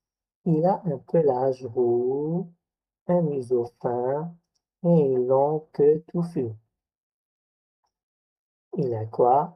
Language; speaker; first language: French; non-native, local second language; Arabic